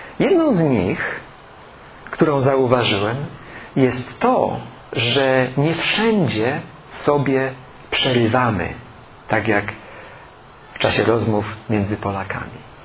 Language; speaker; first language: Polish; native; Polish